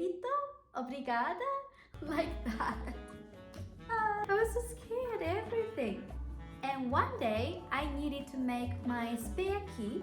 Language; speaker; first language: English; non-native, fluent; Japanese